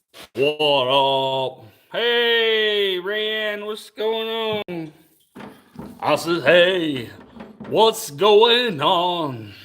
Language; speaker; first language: English; native; English